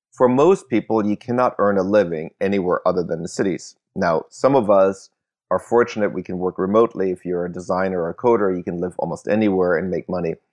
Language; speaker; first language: English; early bilingual, other home language; German